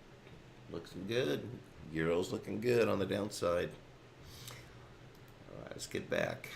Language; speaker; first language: English; native; English